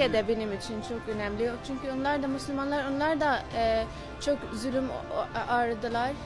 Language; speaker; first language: Turkish; non-native, learner; Arabic